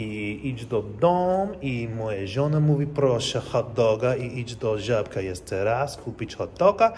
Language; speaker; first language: Polish; non-native, learner; English